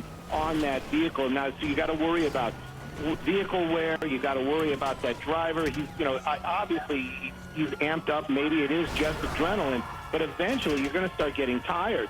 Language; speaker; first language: English; native; English